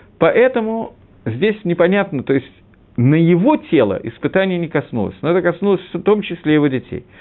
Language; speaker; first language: Russian; early bilingual, heritage; Russian